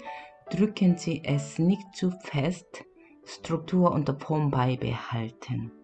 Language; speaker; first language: German; non-native, learner; Korean